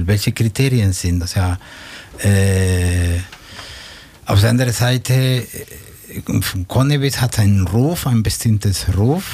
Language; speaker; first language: German; non-native, fluent; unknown